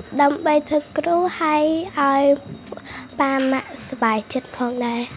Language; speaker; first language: Khmer; non-native, local second language; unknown